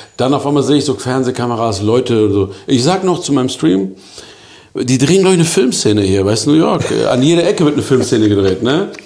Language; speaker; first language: German; early bilingual, other home language; Persian